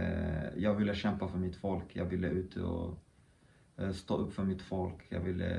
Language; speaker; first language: Swedish; early bilingual, other home language; Kurdish